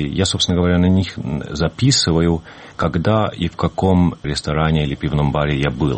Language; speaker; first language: Russian; native; Russian